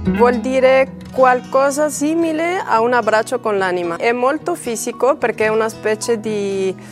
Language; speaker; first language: Italian; non-native, fluent; Spanish